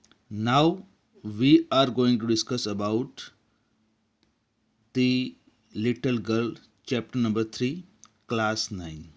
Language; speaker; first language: English; non-native, local second language; Gujarati